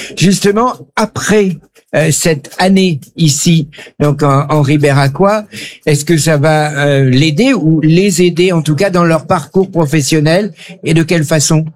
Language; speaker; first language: French; native; French